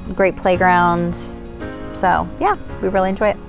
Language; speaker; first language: English; native; English